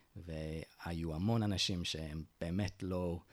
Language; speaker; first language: Hebrew; non-native, fluent; English